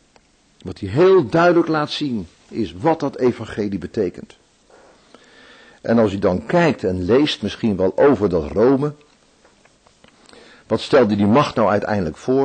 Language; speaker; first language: Dutch; native; Dutch